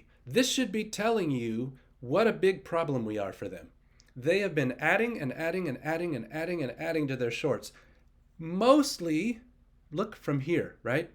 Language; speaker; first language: English; native; English